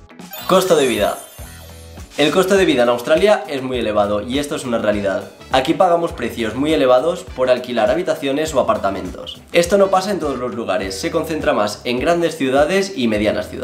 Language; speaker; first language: Spanish; native; Spanish